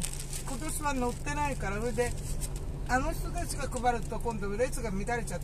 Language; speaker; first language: Japanese; native; Japanese